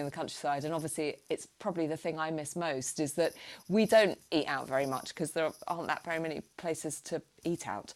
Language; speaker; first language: English; native; English